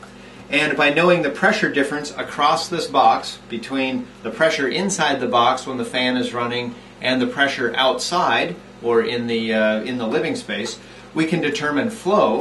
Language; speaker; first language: English; native; English